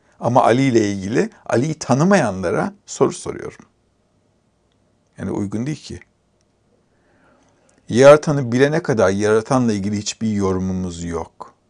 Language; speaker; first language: Turkish; native; Turkish